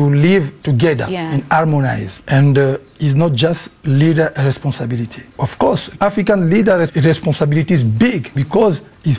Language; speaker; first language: English; non-native, learner; Lingala